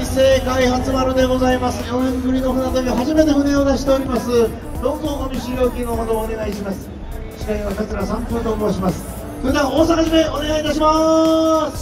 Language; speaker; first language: Japanese; native; Japanese